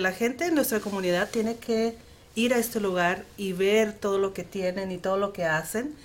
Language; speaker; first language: Spanish; native; Spanish